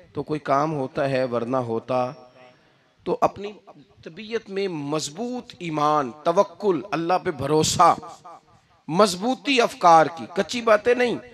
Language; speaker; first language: Urdu; non-native, local second language; Punjabi